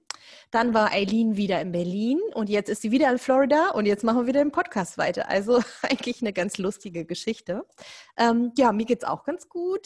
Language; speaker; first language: German; native; German